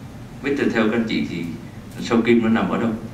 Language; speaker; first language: Vietnamese; native; Vietnamese